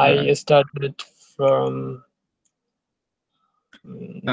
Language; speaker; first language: English; non-native, learner; Bangla